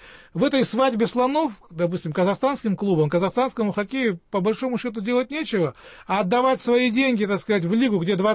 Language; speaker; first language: Russian; native; Russian